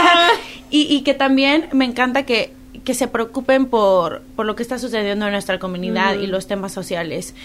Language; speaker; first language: Spanish; native; Spanish